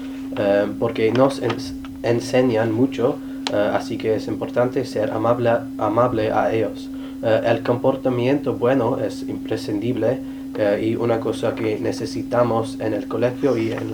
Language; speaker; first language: Spanish; non-native, learner; English